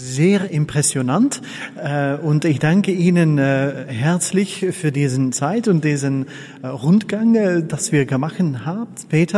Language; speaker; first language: German; non-native, learner; Dutch